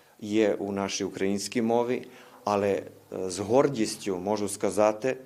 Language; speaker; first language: Ukrainian; early bilingual, heritage; Ukrainian